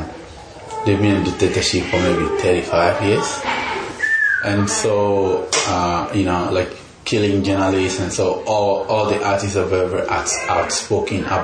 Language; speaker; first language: English; non-native, local second language; Ga